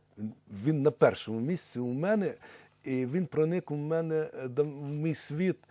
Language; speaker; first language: Ukrainian; native; Ukrainian